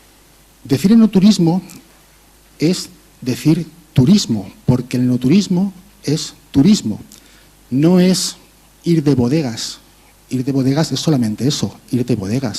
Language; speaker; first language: Spanish; native; Spanish